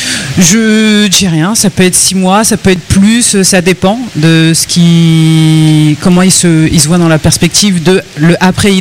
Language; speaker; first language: French; native; French